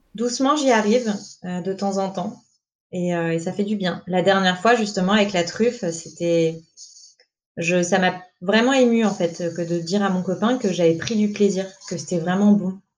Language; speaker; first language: French; native; French